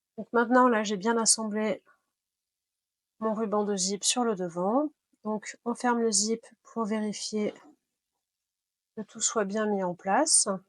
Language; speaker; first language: French; native; French